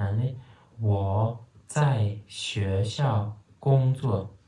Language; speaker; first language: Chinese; non-native, fluent; Turkmen